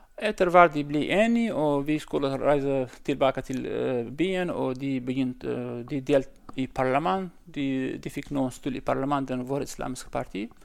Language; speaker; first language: Norwegian; non-native, learner; Central Kurdish